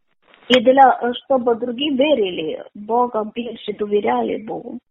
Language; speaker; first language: Ukrainian; non-native, learner; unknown